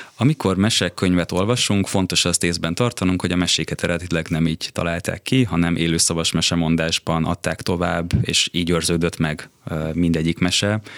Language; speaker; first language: Hungarian; native; Hungarian